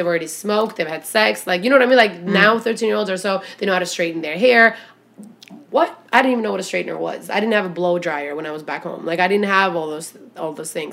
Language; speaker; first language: English; early bilingual, other home language; Albanian